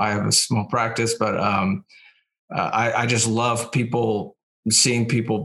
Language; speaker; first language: English; native; English